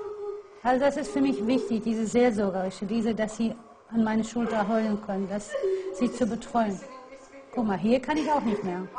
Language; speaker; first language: German; non-native, fluent; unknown